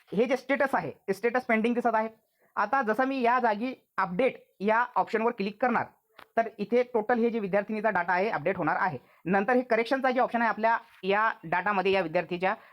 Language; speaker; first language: Marathi; non-native, local second language; Urdu